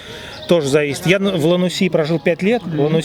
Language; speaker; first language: Russian; native; Russian